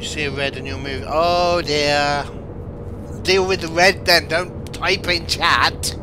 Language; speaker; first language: English; native; English